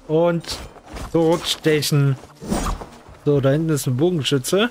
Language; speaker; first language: German; native; German